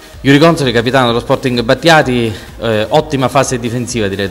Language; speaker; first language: Italian; native; Italian